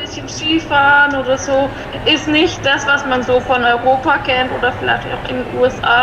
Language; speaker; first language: German; native; German